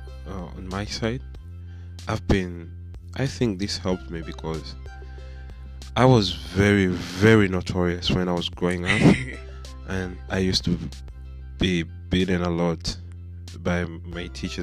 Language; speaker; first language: English; non-native, local second language; Swahili